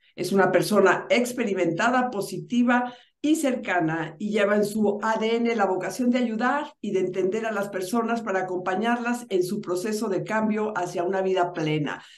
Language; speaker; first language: Spanish; native; Spanish